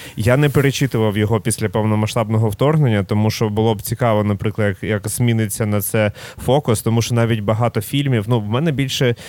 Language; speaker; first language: Ukrainian; non-native, local second language; Russian